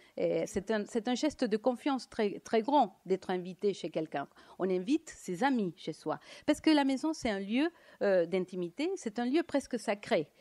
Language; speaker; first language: French; non-native, fluent; Spanish